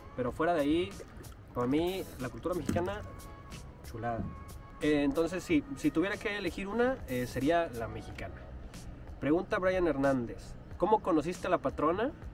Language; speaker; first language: Spanish; native; Spanish